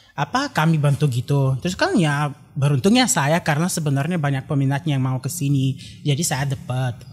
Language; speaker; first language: Indonesian; non-native, fluent; Bulgarian